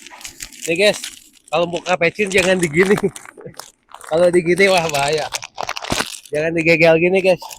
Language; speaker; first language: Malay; non-native, local second language; Sundanese